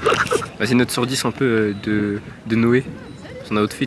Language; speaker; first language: French; native; French